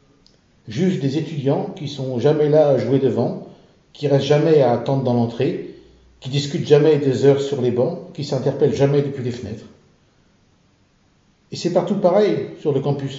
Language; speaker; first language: French; native; French